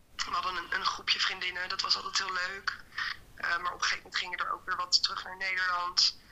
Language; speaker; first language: Dutch; native; Dutch